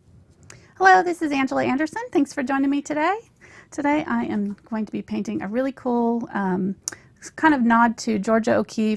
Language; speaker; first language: English; native; English